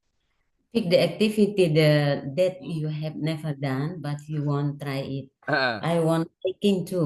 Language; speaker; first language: English; non-native, learner; Indonesian